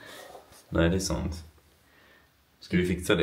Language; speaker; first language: Swedish; native; Swedish